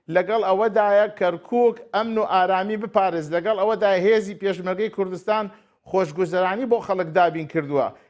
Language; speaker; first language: Central Kurdish; non-native, local second language; Turkish